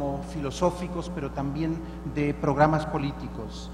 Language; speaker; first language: Spanish; non-native, fluent; German